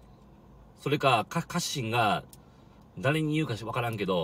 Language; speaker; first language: Japanese; native; Japanese